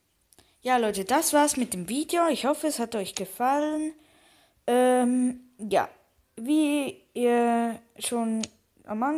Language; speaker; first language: German; native; German